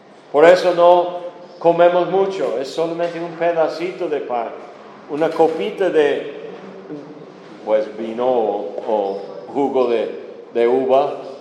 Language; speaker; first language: Spanish; non-native, fluent; English